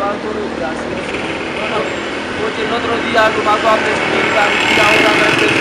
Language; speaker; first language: Spanish; non-native, learner; Haitian Creole